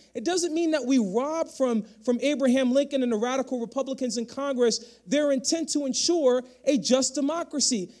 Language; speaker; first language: English; native; English